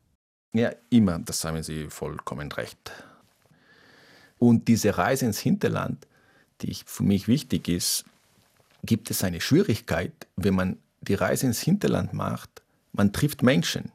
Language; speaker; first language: German; non-native, fluent; Portuguese